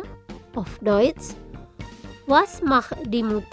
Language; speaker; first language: German; non-native, fluent; Indonesian